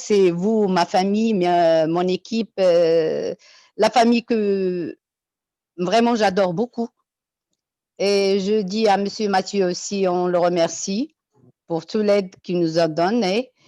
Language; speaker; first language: French; non-native, local second language; Arabic